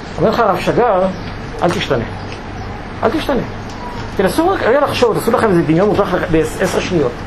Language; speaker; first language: Hebrew; native; Hebrew